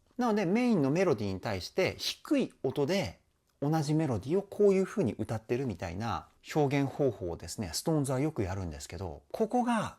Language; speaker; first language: Japanese; native; Japanese